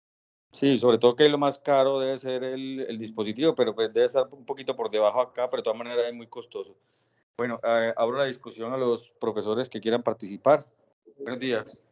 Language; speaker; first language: Spanish; native; Spanish